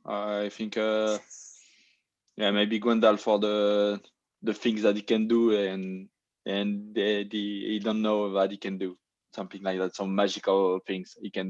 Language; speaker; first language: English; non-native, learner; French